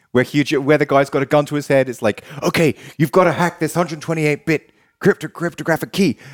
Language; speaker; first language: English; native; English